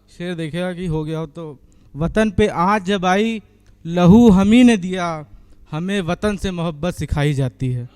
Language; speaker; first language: Urdu; native; Urdu